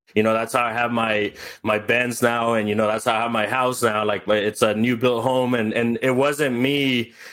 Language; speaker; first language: English; early bilingual, other home language; Spanish